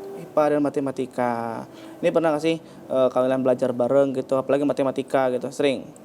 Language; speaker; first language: Indonesian; native; Indonesian